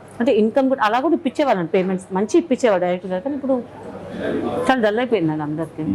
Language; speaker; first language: Telugu; non-native, local second language; Hindi